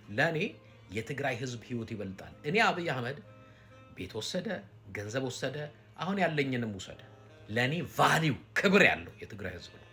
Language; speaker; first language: Amharic; native; Amharic